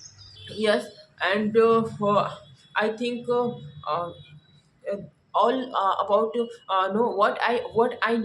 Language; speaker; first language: English; non-native, learner; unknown